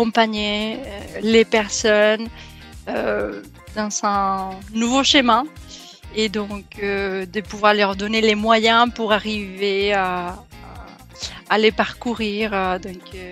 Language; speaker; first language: French; non-native, fluent; Spanish